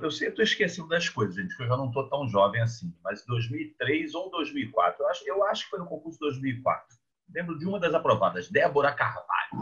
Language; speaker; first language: Portuguese; native; Portuguese